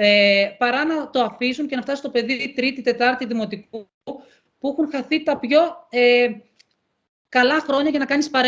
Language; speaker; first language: Greek; native; Greek